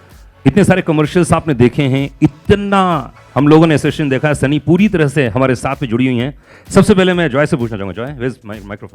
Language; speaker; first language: Hindi; native; Hindi